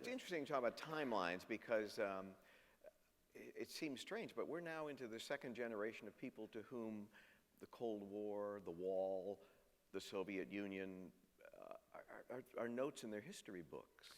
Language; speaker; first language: English; native; English